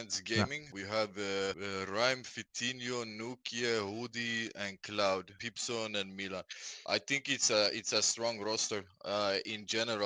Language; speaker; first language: English; non-native, fluent; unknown